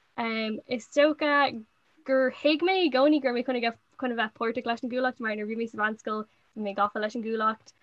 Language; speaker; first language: Irish; non-native, local second language; English